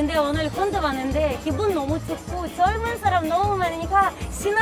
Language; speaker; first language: Korean; non-native, fluent; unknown